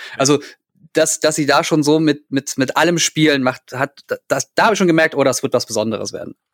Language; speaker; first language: German; native; German